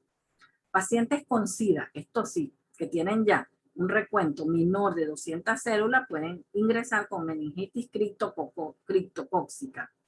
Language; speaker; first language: Spanish; native; Spanish